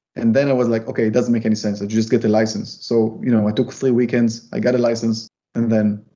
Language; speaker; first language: English; non-native, fluent; Hebrew